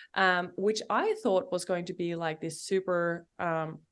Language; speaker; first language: English; non-native, fluent; Norwegian